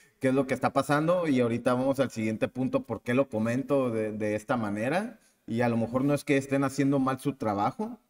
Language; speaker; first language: Spanish; native; Spanish